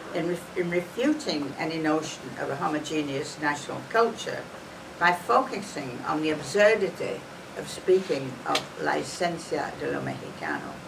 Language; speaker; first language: English; native; English